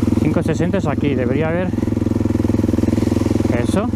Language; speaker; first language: Spanish; native; Spanish